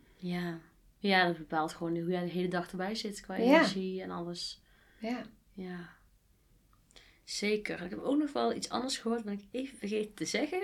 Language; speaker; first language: Dutch; native; Dutch